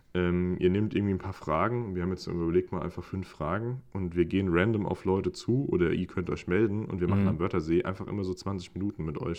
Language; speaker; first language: German; native; German